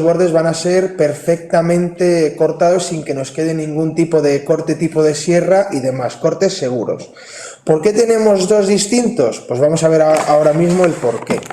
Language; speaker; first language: Spanish; native; Spanish